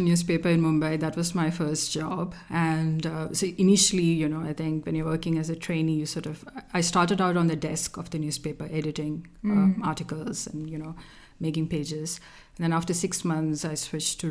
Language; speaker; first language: English; non-native, local second language; Malayalam